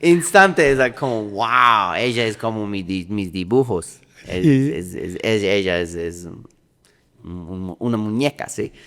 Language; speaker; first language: Spanish; non-native, learner; English